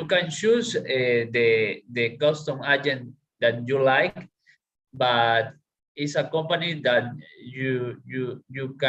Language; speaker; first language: English; non-native, learner; Spanish